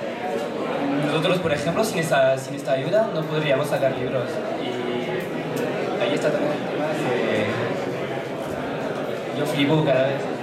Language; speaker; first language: Spanish; non-native, fluent; French